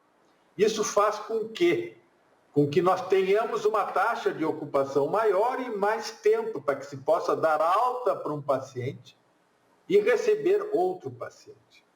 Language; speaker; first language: Portuguese; native; Portuguese